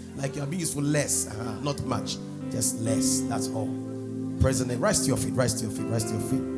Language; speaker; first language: English; non-native, local second language; Akan